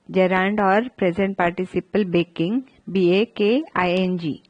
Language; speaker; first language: Hindi; non-native, local second language; Marathi